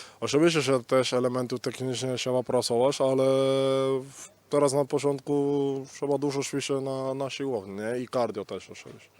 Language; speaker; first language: Polish; non-native, learner; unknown